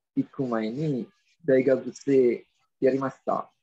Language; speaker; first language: Japanese; non-native, fluent; Indonesian